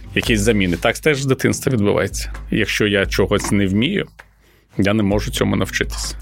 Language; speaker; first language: Ukrainian; non-native, local second language; Russian